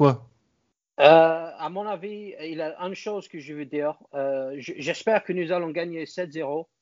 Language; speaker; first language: French; non-native, learner; English